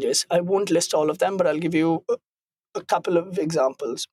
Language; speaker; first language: English; non-native, local second language; Hindi